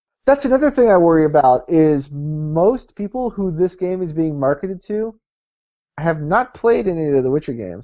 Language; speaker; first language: English; native; English